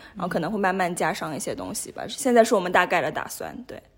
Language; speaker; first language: Chinese; native; Chinese